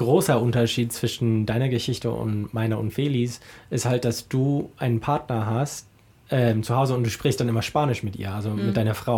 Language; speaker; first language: German; non-native, fluent; English